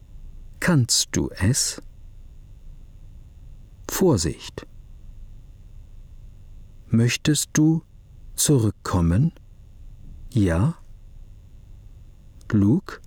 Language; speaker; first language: German; non-native, fluent; English